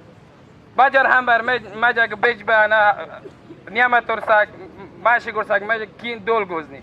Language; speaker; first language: Hungarian; non-native, learner; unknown